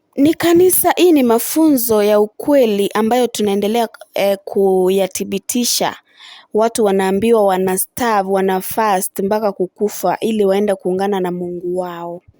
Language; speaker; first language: Swahili; non-native, local second language; Gusii